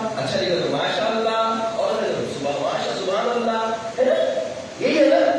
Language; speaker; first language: Urdu; native; Urdu